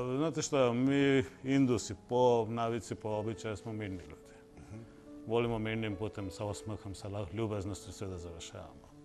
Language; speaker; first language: Croatian; non-native, fluent; Bangla